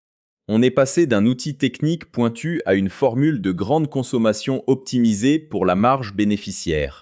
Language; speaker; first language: French; native; French